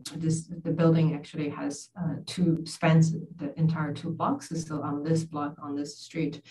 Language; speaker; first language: English; non-native, fluent; Chinese